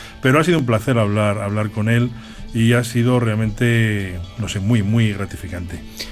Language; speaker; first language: Spanish; native; Spanish